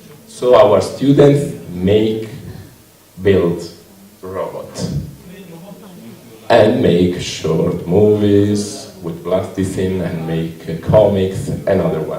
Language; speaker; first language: English; non-native, learner; Italian